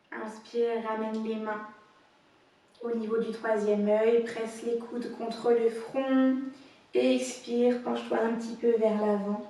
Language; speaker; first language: French; native; French